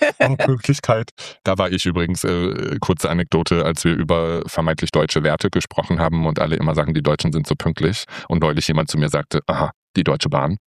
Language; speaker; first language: German; non-native, fluent; English